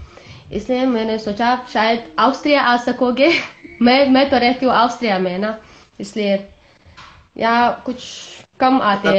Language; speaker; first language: Hindi; non-native, learner; Russian